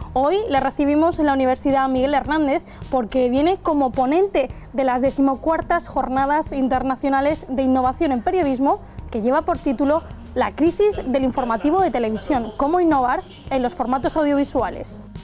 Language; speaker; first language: Spanish; native; Spanish